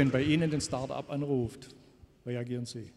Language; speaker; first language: German; native; German